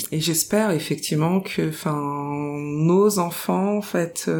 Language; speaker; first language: French; native; French